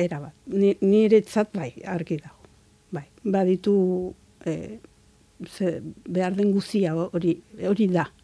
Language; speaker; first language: Basque; non-native, local second language; Spanish